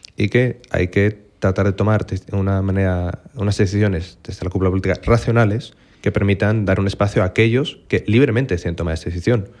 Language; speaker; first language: Spanish; native; Spanish